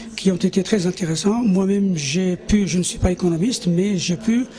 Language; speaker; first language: French; non-native, local second language; Arabic